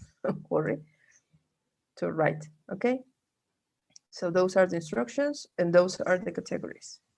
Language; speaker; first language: English; non-native, fluent; Spanish